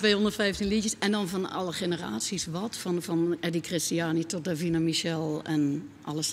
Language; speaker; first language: Dutch; native; Dutch